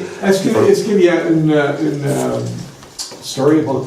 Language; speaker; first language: French; non-native, learner; English